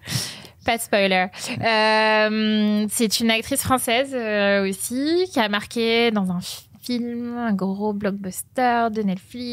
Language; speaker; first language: French; native; French